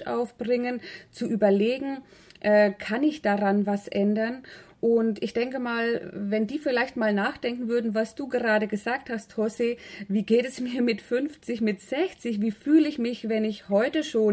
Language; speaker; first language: German; native; German